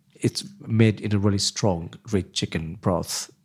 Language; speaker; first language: English; non-native, local second language; Nepali